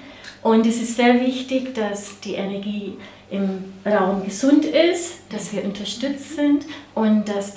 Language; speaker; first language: German; non-native, fluent; English